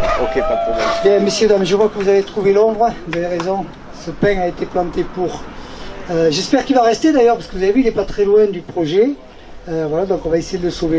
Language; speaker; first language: French; native; French